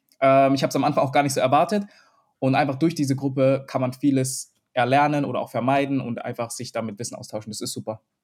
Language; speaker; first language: German; early bilingual, other home language; Vietnamese